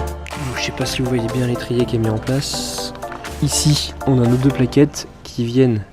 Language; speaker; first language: French; native; French